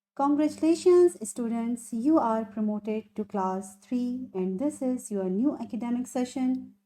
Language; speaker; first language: English; non-native, local second language; Urdu